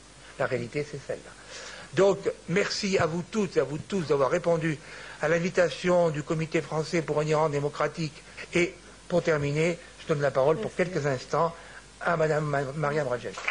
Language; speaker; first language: French; native; French